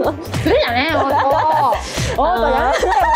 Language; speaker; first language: Japanese; non-native, fluent; Italian